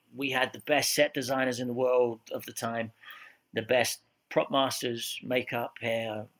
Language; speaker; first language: English; native; English